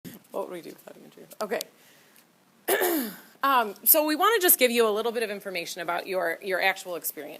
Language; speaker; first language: English; native; English